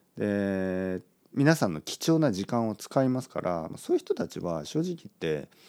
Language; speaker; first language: Japanese; native; Japanese